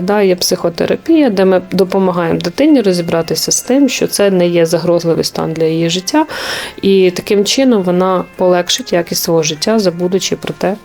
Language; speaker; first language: Ukrainian; native; Ukrainian